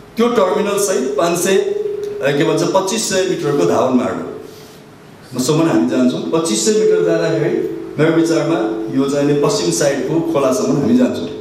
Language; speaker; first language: Nepali; native; Nepali